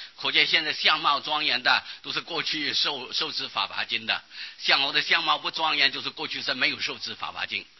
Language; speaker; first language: Chinese; non-native, local second language; Hakka Chinese